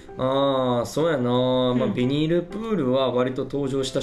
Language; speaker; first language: Japanese; native; Japanese